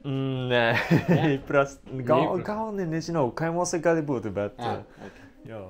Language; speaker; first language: Lithuanian; non-native, fluent; Japanese